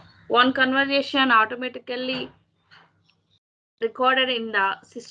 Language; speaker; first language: English; non-native, learner; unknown